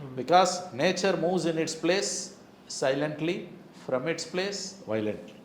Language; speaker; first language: Tamil; native; Tamil